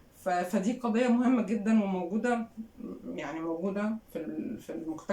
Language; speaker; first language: Arabic; native; Arabic